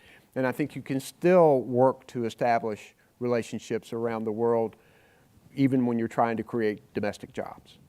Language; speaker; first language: English; native; English